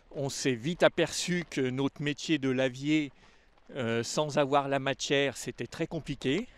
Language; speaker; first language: French; native; French